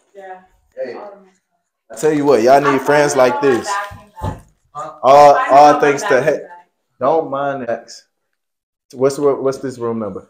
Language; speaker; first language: English; native; English